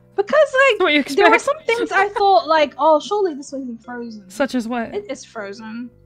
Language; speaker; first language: English; native; English